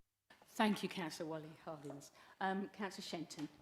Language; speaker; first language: English; native; English